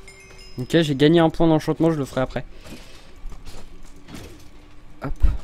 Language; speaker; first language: French; native; French